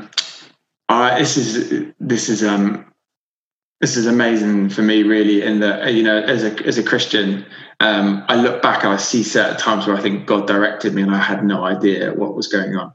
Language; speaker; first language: English; native; English